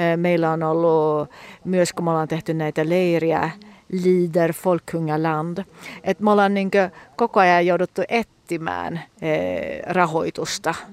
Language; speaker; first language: Finnish; early bilingual, heritage; Finnish